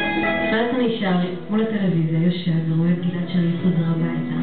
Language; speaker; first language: Hebrew; native; Hebrew